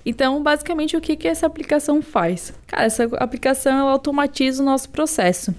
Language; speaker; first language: Portuguese; native; Portuguese